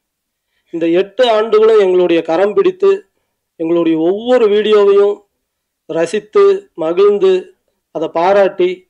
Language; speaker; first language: Tamil; native; Tamil